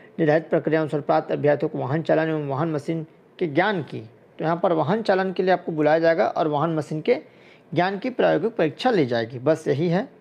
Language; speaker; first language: Hindi; native; Hindi